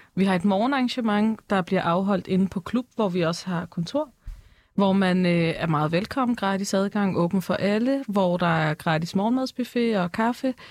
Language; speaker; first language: Danish; early bilingual, other home language; Persian